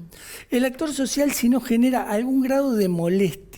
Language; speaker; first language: Spanish; native; Spanish